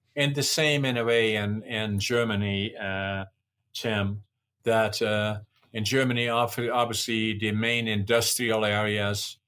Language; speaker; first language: English; non-native, fluent; Dutch